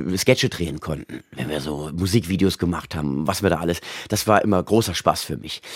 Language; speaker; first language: German; native; German